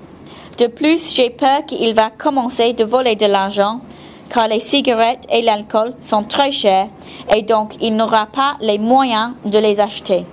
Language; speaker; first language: French; non-native, fluent; English